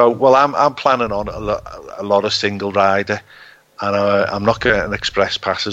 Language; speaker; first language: English; native; English